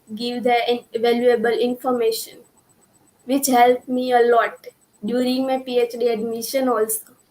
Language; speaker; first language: English; non-native, local second language; Gujarati